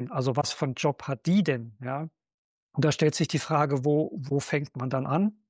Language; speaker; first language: German; native; German